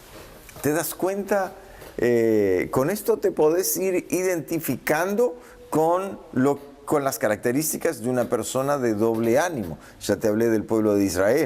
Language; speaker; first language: Spanish; native; Spanish